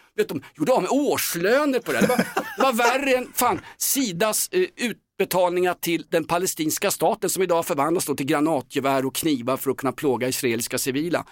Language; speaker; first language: Swedish; native; Swedish